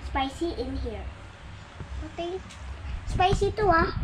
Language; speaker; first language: English; non-native, local second language; Filipino